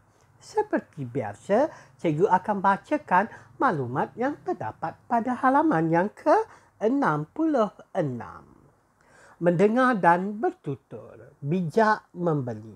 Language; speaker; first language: Malay; native; Malay